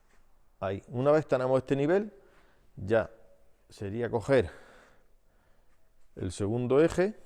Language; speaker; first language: Spanish; native; Spanish